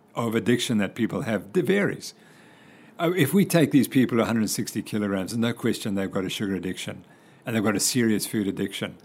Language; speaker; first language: English; native; English